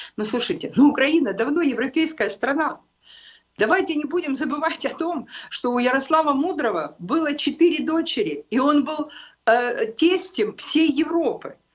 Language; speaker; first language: Russian; non-native, local second language; Ukrainian